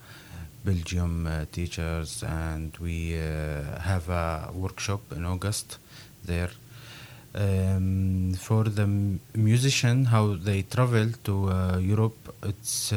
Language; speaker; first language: English; non-native, learner; Arabic